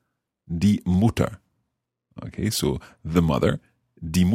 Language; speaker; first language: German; non-native, learner; English